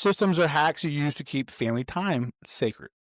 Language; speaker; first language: English; native; English